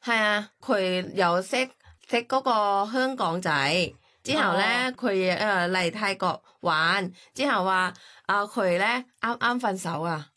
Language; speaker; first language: Cantonese; non-native, learner; Thai